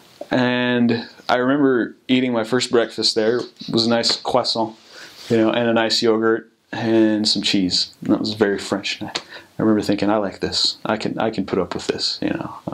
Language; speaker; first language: English; native; English